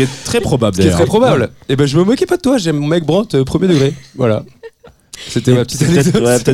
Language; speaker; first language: French; native; French